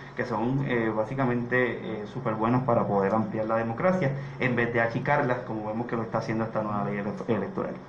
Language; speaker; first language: Spanish; native; Spanish